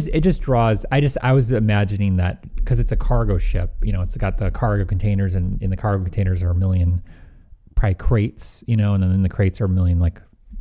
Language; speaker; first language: English; native; English